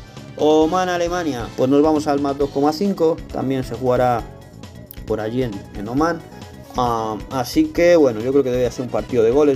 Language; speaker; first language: Spanish; native; Spanish